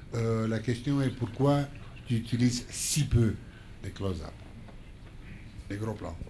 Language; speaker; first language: French; non-native, fluent; Hebrew